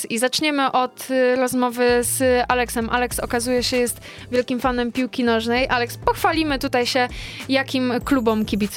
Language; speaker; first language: Polish; native; Polish